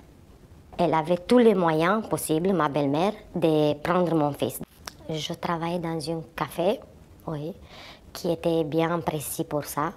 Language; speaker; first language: French; non-native, fluent; Romanian